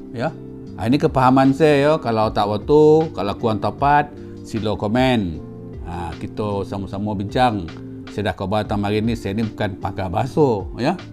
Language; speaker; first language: Malay; native; Malay